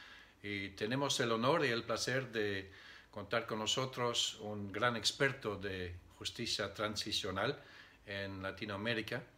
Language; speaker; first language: Spanish; non-native, fluent; Dutch